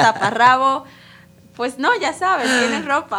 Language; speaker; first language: Spanish; non-native, learner; English